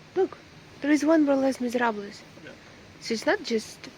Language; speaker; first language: English; non-native, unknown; Ukrainian